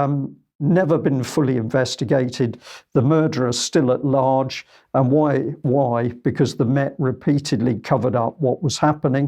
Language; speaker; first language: English; native; English